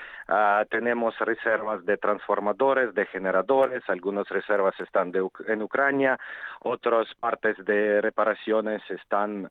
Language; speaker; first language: Spanish; non-native, fluent; Ukrainian